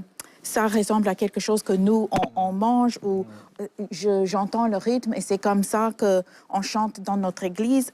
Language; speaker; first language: French; non-native, fluent; English